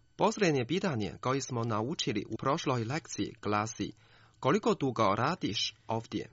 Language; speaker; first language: Croatian; non-native, fluent; Chinese